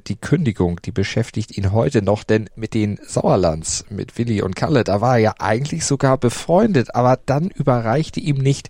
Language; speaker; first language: German; native; German